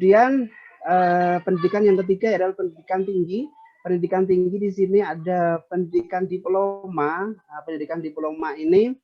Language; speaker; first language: Indonesian; native; Indonesian